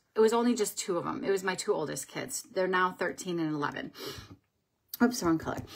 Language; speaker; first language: English; native; English